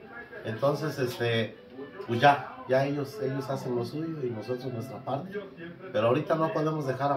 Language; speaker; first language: Spanish; native; Spanish